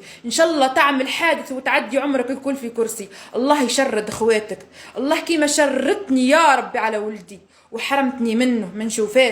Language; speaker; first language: Arabic; native; Arabic